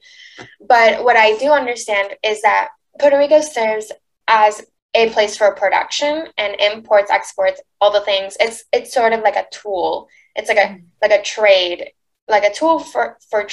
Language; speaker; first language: English; early bilingual, other home language; Spanish